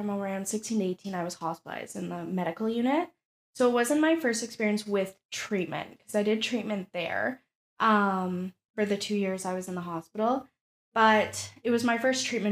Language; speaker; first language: English; native; English